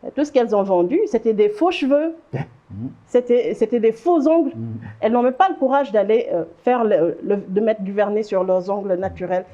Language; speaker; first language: French; non-native, local second language; Wolof